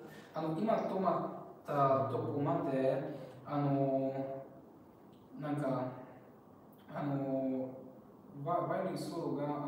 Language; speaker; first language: Japanese; non-native, learner; Hungarian